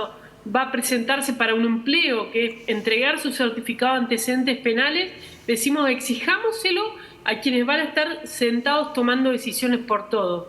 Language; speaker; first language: Spanish; native; Spanish